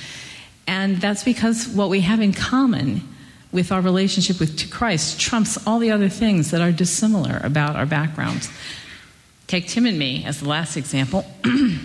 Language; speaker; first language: English; native; English